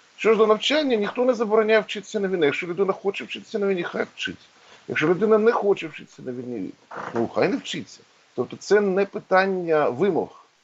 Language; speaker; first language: Ukrainian; native; Ukrainian